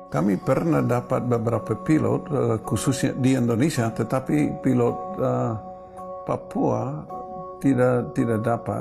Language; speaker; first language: Indonesian; non-native, fluent; English